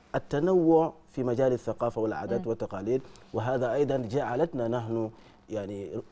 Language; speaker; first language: Arabic; non-native, fluent; Wolof